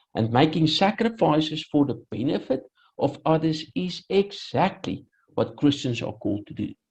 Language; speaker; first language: English; non-native, local second language; Afrikaans